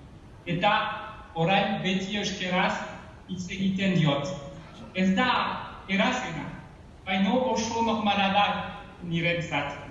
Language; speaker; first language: Basque; non-native, learner; French